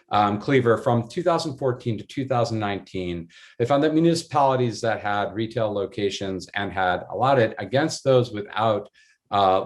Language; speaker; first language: English; native; English